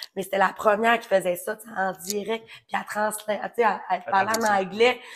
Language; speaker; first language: French; native; French